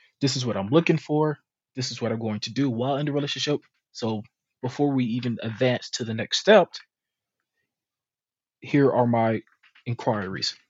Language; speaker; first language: English; native; English